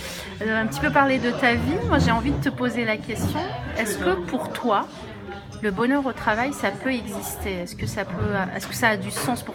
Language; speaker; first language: French; native; French